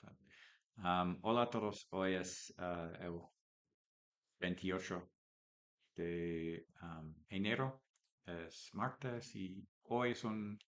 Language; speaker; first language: Spanish; non-native, learner; English